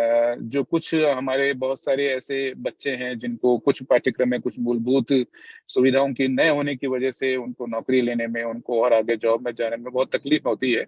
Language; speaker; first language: Hindi; native; Hindi